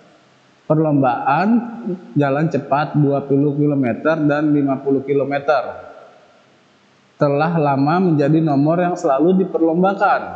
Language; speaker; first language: Indonesian; native; Indonesian